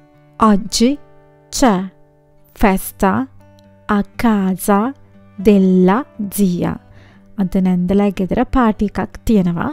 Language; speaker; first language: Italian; non-native, fluent; Sinhala